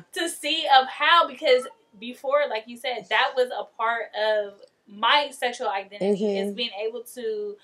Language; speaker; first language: English; native; English